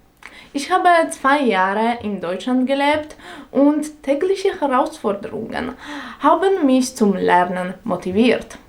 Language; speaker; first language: German; non-native, fluent; Polish